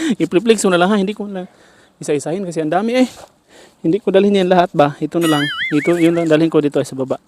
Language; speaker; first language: Filipino; native; Filipino